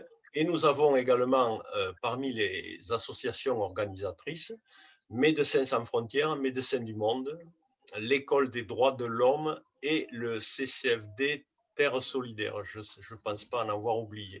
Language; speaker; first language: French; native; French